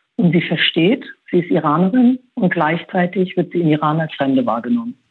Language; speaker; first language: German; early bilingual, other home language; Persian